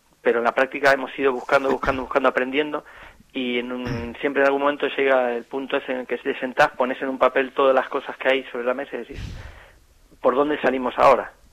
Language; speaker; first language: Spanish; native; Spanish